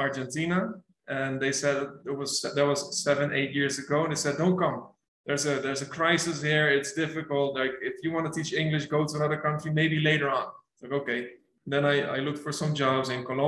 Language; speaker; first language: English; non-native, fluent; Dutch